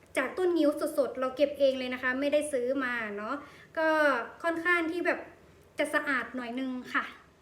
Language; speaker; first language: Thai; native; Thai